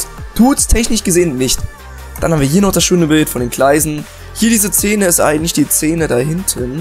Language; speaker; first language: German; native; German